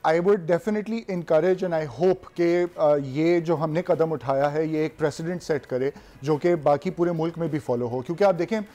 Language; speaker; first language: Urdu; native; Urdu